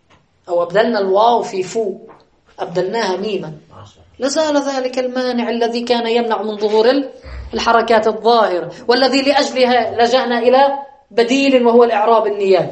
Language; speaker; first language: Arabic; native; Arabic